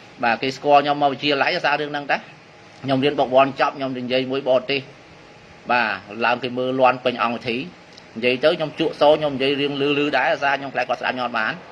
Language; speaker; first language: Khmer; native; Khmer